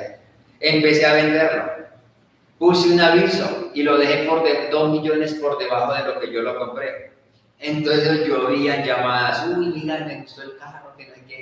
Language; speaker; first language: Spanish; native; Spanish